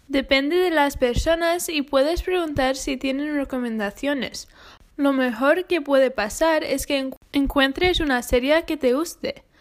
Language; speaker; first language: Spanish; non-native, learner; English